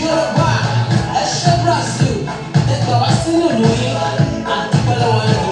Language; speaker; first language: Portuguese; non-native, learner; Yoruba